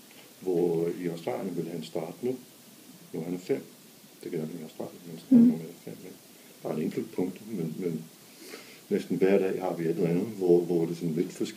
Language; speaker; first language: Danish; non-native, fluent; English